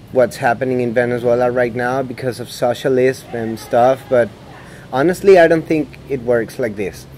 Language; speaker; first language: English; non-native, fluent; Spanish